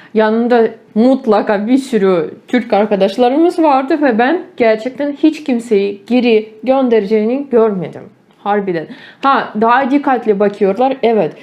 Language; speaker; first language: Turkish; non-native, fluent; Ukrainian